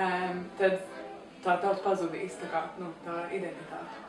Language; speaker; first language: Latvian; early bilingual, heritage; Latvian